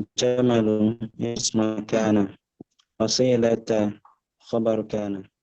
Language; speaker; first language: Arabic; non-native, learner; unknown